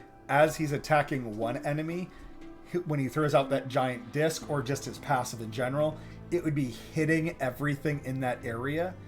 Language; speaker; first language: English; native; English